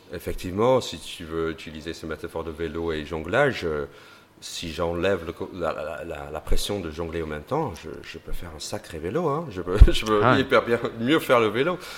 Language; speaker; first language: French; non-native, fluent; English